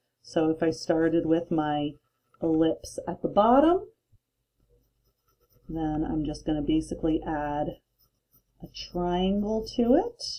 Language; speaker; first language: English; native; English